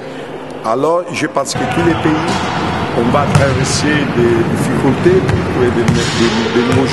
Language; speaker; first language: French; non-native, learner; Italian